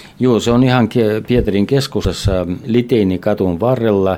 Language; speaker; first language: Finnish; non-native, fluent; Russian